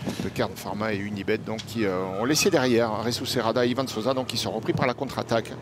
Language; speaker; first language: French; native; French